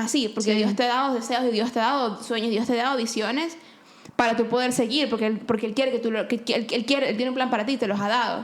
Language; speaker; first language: Spanish; native; Spanish